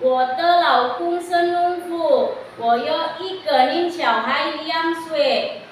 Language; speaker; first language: Chinese; non-native, learner; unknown